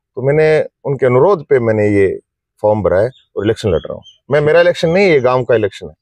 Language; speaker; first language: Hindi; native; Hindi